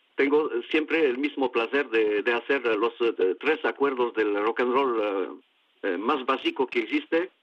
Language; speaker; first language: Spanish; non-native, fluent; Basque